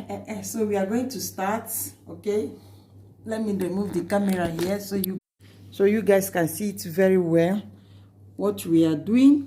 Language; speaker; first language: English; non-native, local second language; Nigerian Pidgin